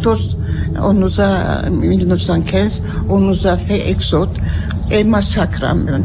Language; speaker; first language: French; non-native, learner; Armenian